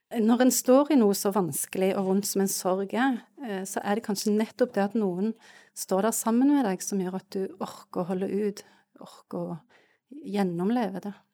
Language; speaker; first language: Norwegian; native; Norwegian